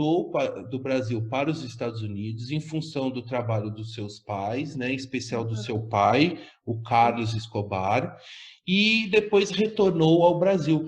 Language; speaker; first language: Portuguese; native; Portuguese